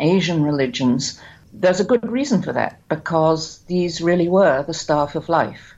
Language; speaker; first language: English; native; English